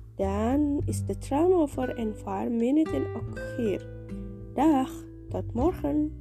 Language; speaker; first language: Dutch; non-native, learner; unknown